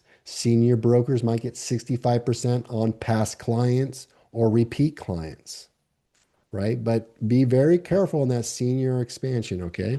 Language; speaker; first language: English; native; English